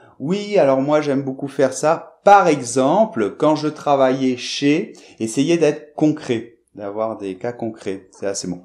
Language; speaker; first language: French; native; French